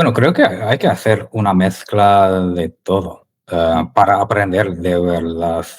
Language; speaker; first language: Spanish; non-native, fluent; English